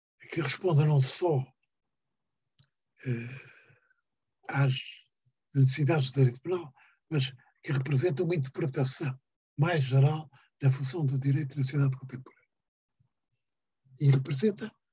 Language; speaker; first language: Portuguese; native; Portuguese